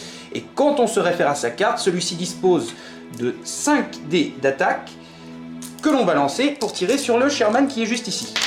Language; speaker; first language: French; native; French